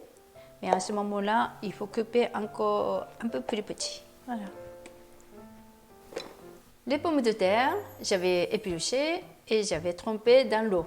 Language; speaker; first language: French; non-native, fluent; Japanese